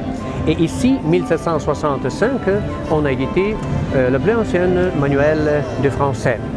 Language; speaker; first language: French; non-native, fluent; Ukrainian